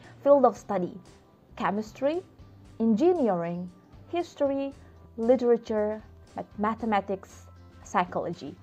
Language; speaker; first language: English; non-native, fluent; Indonesian